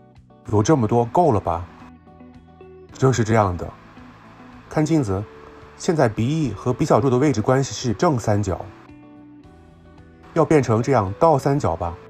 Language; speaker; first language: Chinese; native; Chinese